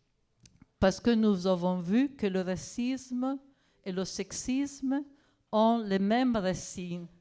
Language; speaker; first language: French; non-native, fluent; Italian